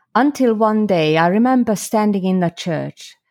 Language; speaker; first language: English; non-native, fluent; Slovak